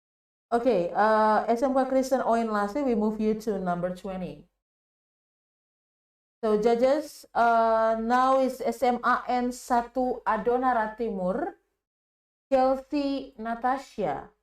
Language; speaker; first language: English; non-native, fluent; Indonesian